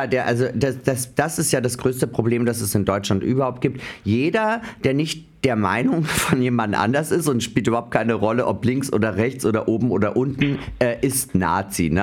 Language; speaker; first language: German; native; German